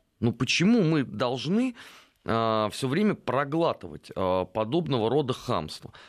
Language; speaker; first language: Russian; native; Russian